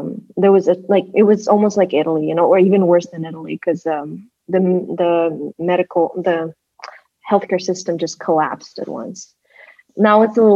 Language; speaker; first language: English; non-native, fluent; Russian